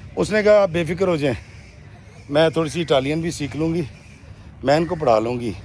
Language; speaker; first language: Urdu; non-native, local second language; Punjabi